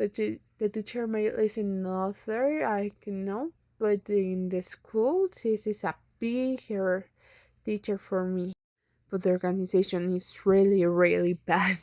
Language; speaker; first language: English; non-native, learner; Spanish